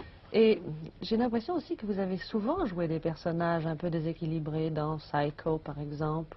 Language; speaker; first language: French; native; French